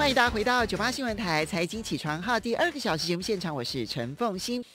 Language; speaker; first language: Chinese; native; Chinese